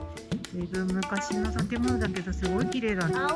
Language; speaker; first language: Japanese; native; Japanese